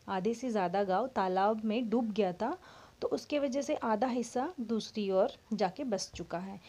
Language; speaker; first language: Hindi; non-native, local second language; Marathi